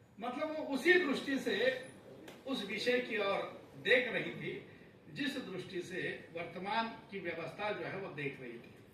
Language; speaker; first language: Hindi; non-native, local second language; Marathi